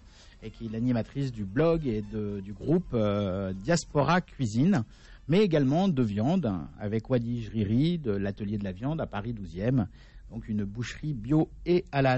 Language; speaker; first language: French; native; French